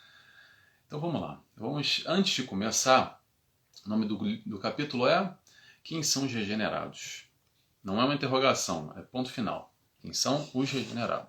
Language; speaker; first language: Portuguese; native; Portuguese